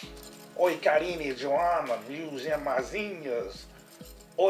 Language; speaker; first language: Portuguese; non-native, learner; English